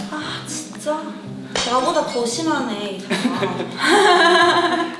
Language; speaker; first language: Korean; native; Korean